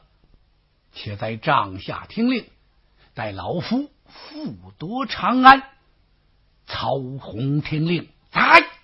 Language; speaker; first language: Chinese; native; Chinese